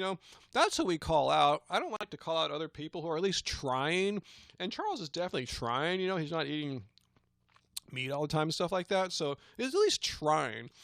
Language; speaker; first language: English; native; English